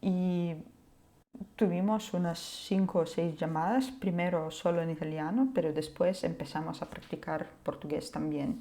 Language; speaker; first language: Spanish; non-native, fluent; Ukrainian